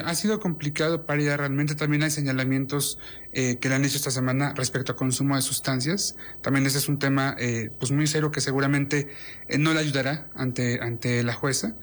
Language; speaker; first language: Spanish; native; Spanish